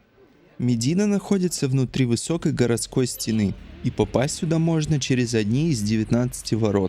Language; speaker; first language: Russian; native; Russian